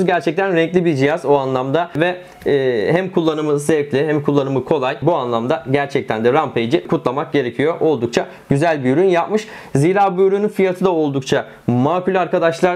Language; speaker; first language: Turkish; native; Turkish